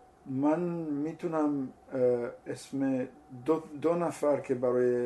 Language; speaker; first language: Persian; non-native, fluent; Italian